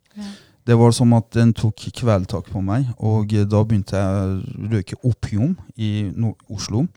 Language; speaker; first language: Norwegian; early bilingual, other home language; Persian